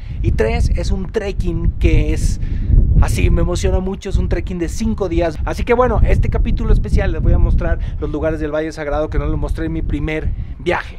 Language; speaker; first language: Spanish; native; Spanish